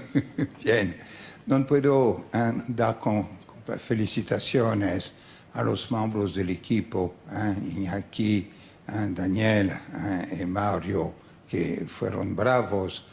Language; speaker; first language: Spanish; non-native, fluent; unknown